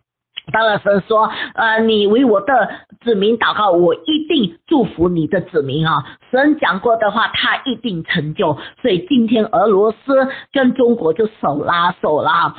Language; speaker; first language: Chinese; native; Chinese